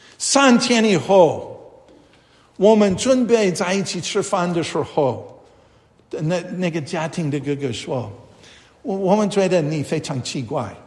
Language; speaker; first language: Chinese; non-native, fluent; English